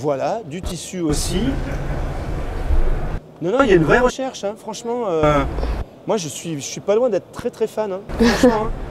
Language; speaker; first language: French; native; French